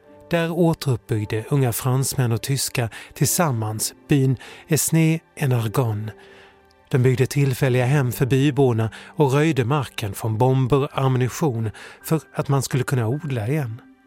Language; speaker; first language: Swedish; native; Swedish